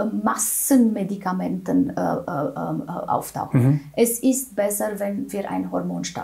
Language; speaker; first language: German; non-native, fluent; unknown